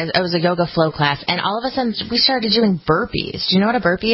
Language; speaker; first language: English; native; English